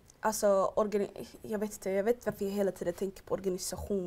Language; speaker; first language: Swedish; early bilingual, other home language; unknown